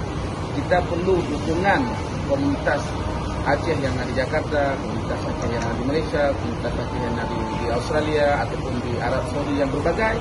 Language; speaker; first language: Indonesian; non-native, local second language; Achinese